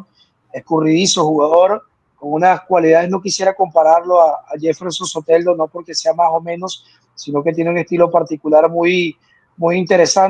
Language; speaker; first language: Spanish; native; Spanish